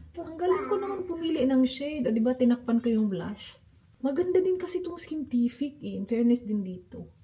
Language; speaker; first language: Filipino; native; Filipino